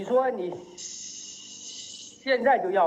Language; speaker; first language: Chinese; native; Chinese